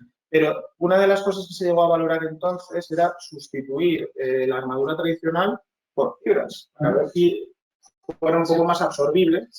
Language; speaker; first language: Spanish; native; Spanish